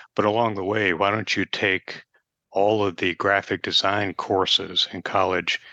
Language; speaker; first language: English; native; English